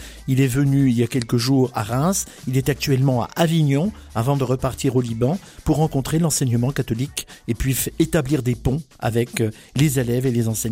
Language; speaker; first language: French; native; French